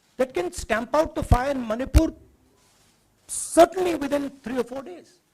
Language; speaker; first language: English; non-native, local second language; Hindi